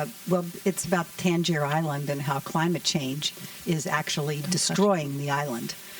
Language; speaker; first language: English; native; English